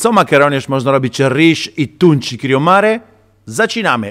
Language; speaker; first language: Polish; non-native, learner; Italian